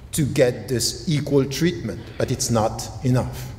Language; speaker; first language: English; non-native, fluent; French